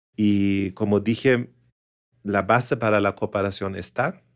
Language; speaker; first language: Spanish; non-native, fluent; German